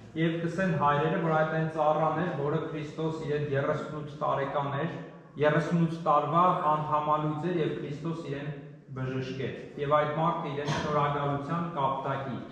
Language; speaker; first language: Armenian; native; Armenian